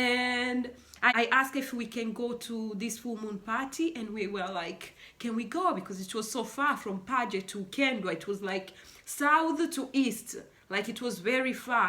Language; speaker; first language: English; non-native, local second language; Swahili